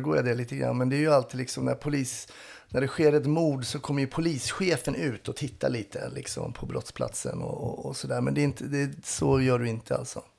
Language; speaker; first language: Swedish; native; Swedish